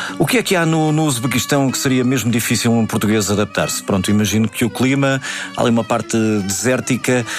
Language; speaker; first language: Portuguese; native; Portuguese